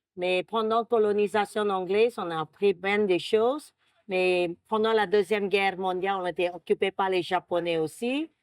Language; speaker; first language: French; non-native, fluent; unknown